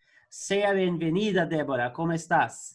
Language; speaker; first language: Spanish; non-native, learner; Portuguese